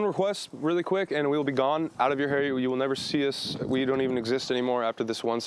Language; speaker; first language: English; native; English